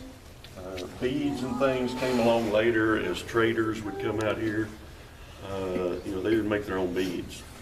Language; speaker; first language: English; native; English